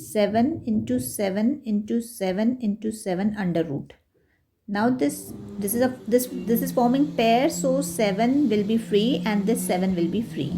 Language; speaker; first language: English; non-native, local second language; Hindi